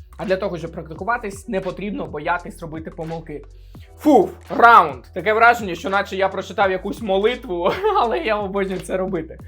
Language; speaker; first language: Ukrainian; native; Ukrainian